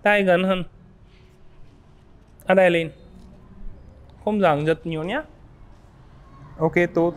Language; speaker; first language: Vietnamese; non-native, learner; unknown